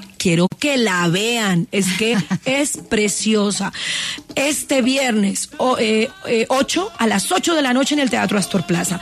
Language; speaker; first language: Spanish; native; Spanish